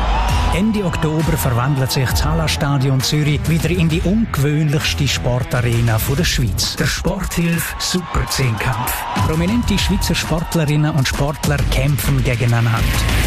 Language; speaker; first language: German; native; German